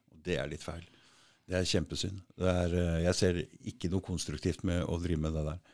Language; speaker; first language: Norwegian; native; Norwegian